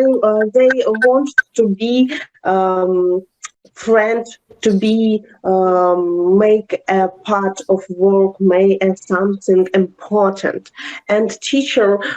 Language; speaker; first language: English; non-native, learner; Ukrainian